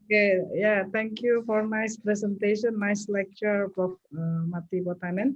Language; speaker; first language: English; non-native, local second language; Indonesian